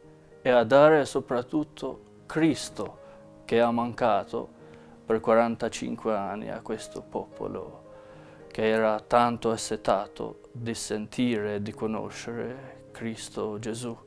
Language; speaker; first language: Italian; non-native, fluent; Albanian